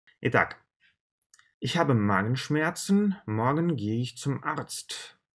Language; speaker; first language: German; non-native, learner; Russian